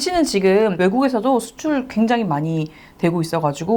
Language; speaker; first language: Korean; native; Korean